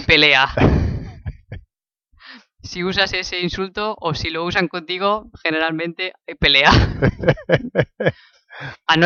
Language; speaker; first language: Spanish; native; Spanish